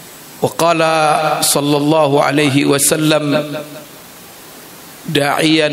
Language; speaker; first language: Arabic; non-native, fluent; Indonesian